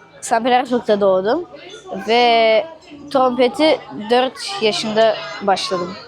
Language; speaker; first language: Turkish; early bilingual, other home language; Russian